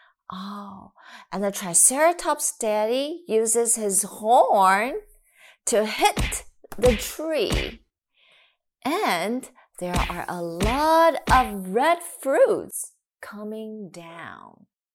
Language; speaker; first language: English; non-native, fluent; Chinese